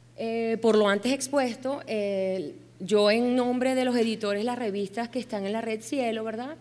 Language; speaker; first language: Spanish; native; Spanish